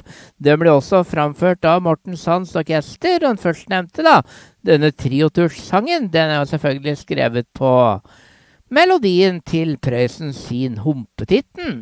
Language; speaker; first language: Norwegian; native; Norwegian